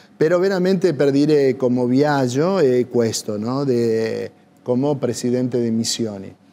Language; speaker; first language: Italian; non-native, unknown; Spanish